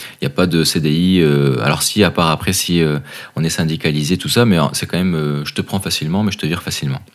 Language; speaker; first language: French; native; French